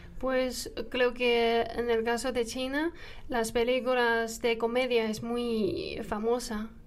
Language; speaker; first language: Spanish; non-native, learner; Chinese